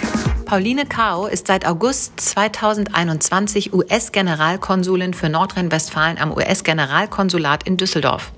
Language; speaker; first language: German; native; German